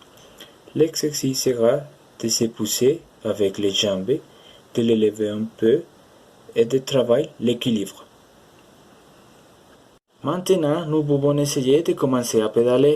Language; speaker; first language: French; non-native, learner; Spanish